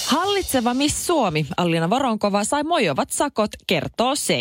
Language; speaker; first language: Finnish; native; Finnish